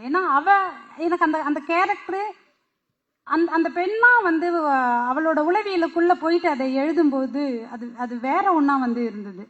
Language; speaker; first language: Tamil; native; Tamil